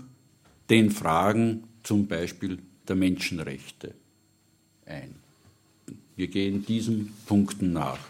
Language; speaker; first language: German; native; German